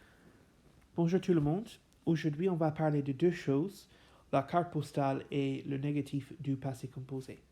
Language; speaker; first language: French; non-native, fluent; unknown